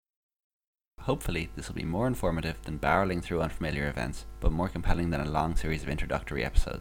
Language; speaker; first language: English; native; English